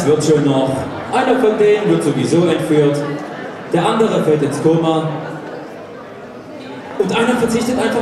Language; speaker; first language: German; native; German